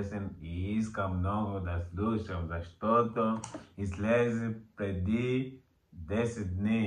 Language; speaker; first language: Bulgarian; non-native, learner; Portuguese